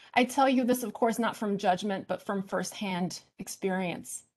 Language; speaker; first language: English; early bilingual, other home language; Chinese